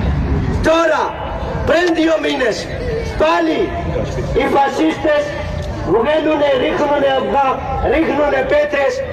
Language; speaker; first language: Greek; non-native, fluent; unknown